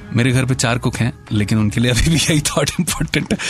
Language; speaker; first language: Hindi; native; Hindi